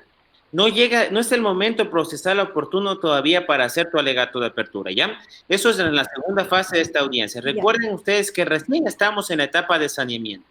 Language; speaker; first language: Spanish; native; Spanish